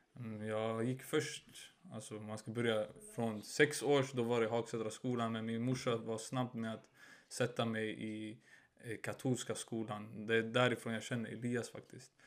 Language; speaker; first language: Swedish; early bilingual, other home language; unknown